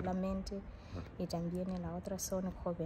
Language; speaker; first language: Spanish; non-native, learner; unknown